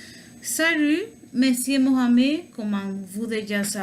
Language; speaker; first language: French; non-native, learner; Spanish